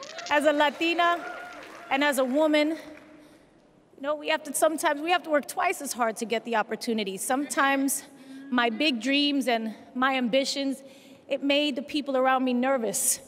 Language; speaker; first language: English; early bilingual, other home language; Spanish